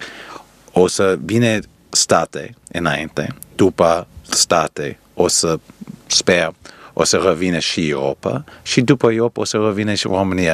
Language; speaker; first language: Romanian; early bilingual, heritage; Romanian